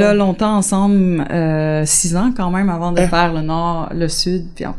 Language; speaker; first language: French; native; French